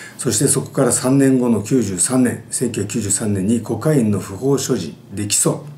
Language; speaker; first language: Japanese; native; Japanese